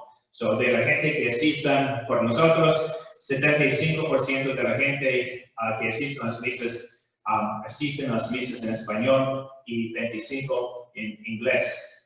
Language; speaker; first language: Spanish; non-native, fluent; English